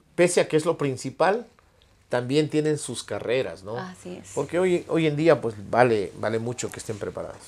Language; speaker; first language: Spanish; native; Spanish